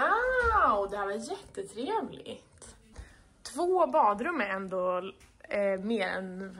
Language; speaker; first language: Swedish; native; Swedish